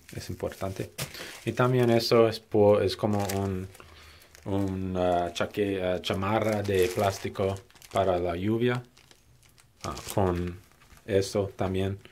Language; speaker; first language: Spanish; non-native, learner; English